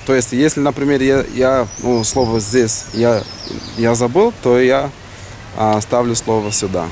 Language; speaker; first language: Russian; non-native, fluent; Portuguese